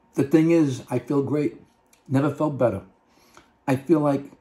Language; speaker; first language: English; native; English